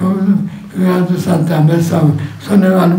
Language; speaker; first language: Italian; non-native, learner; Polish